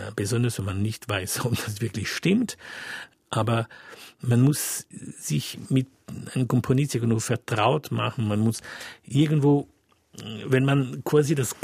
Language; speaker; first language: German; non-native, fluent; French